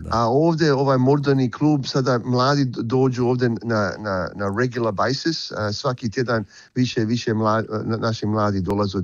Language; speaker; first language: Croatian; early bilingual, heritage; Croatian